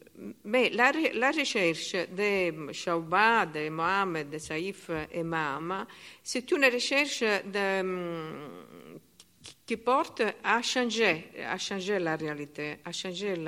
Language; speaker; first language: French; non-native, learner; Italian